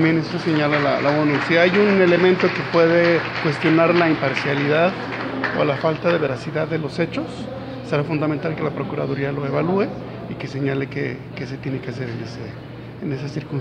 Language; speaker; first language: Spanish; native; Spanish